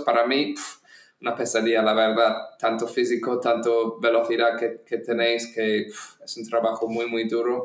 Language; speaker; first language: Spanish; non-native, fluent; English